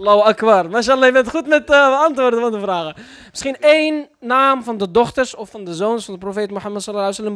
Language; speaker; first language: Dutch; native; Dutch